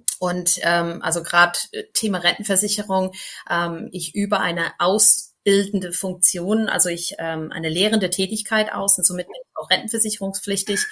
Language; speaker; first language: German; non-native, fluent; English